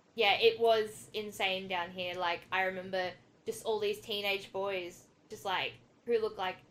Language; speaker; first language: English; native; English